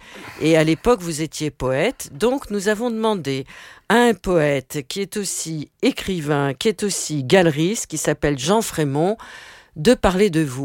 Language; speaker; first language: French; native; French